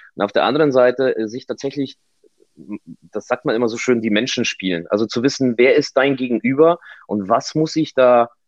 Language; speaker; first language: German; non-native, fluent; Polish